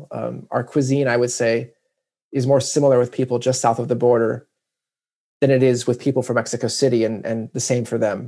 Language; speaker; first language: English; native; English